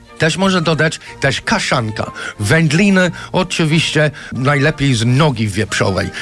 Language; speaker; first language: Polish; non-native, fluent; English